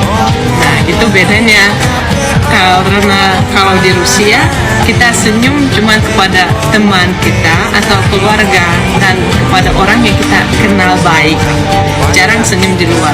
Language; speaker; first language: Indonesian; non-native, fluent; Russian